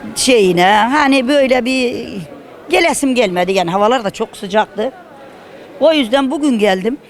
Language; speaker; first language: Turkish; native; Turkish